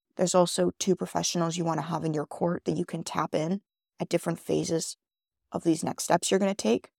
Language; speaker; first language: English; native; English